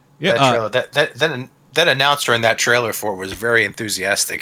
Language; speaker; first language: English; native; English